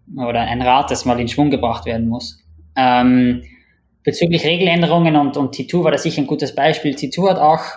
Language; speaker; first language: German; native; German